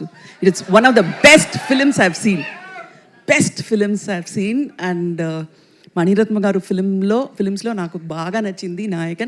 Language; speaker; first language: Telugu; non-native, fluent; Tamil